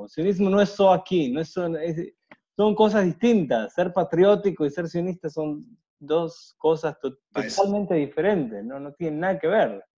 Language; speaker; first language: Portuguese; non-native, fluent; Spanish